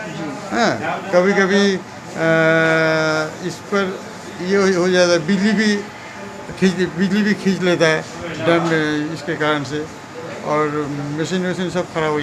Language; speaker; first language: Hindi; non-native, local second language; Bangla